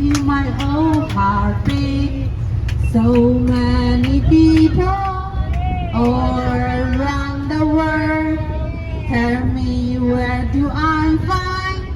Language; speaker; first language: English; non-native, learner; Chinese